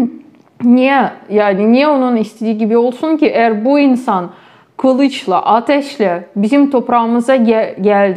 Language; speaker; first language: Turkish; non-native, fluent; Ukrainian